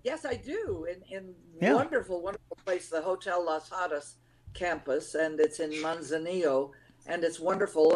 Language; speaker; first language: English; early bilingual, other home language; Lithuanian